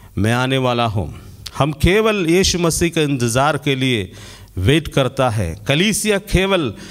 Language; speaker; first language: Hindi; non-native, local second language; Malayalam